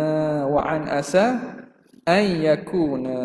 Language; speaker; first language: Arabic; non-native, fluent; Malay